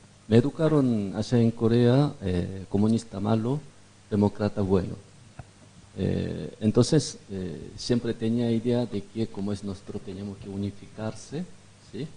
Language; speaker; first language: Spanish; non-native, fluent; Korean